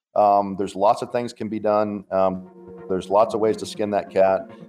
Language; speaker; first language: English; native; English